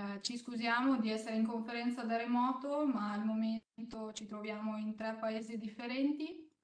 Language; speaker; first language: Italian; non-native, fluent; Ukrainian